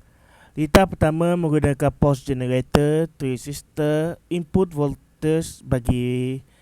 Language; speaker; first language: Malay; native; Malay